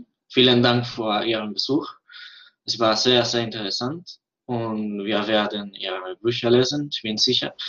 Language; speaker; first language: German; non-native, learner; Spanish